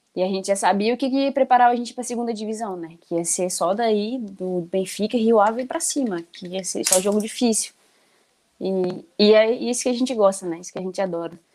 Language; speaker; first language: Portuguese; native; Portuguese